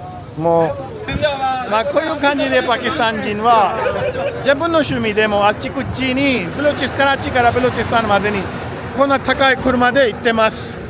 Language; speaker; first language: Japanese; non-native, fluent; Urdu